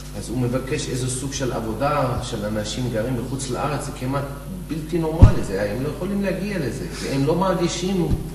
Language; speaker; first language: Hebrew; non-native, fluent; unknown